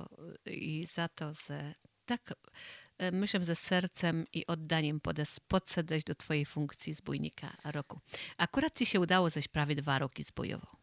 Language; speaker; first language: Polish; native; Polish